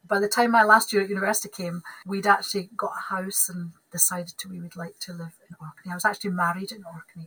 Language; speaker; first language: English; native; English